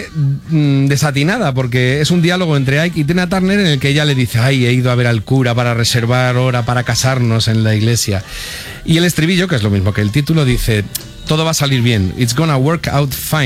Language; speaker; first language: Spanish; native; Spanish